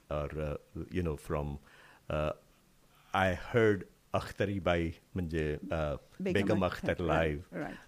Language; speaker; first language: English; non-native, local second language; Marathi